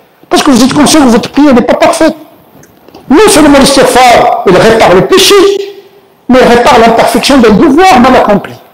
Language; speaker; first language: French; native; French